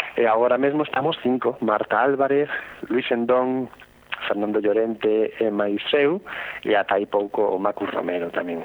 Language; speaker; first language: Galician; non-native, local second language; Spanish